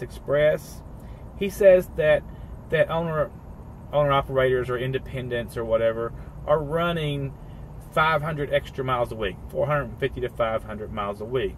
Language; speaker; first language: English; native; English